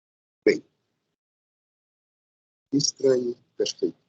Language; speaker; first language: Portuguese; non-native, fluent; Spanish